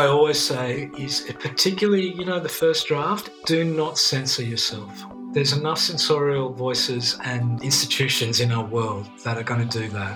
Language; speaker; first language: English; non-native, local second language; Greek